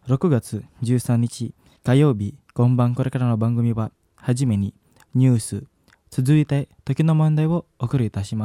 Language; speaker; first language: Japanese; non-native, fluent; Indonesian